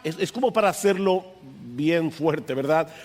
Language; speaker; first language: Spanish; native; Spanish